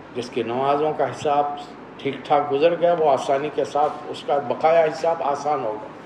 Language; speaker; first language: Urdu; native; Urdu